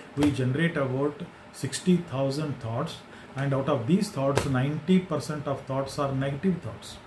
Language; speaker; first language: English; non-native, local second language; Kannada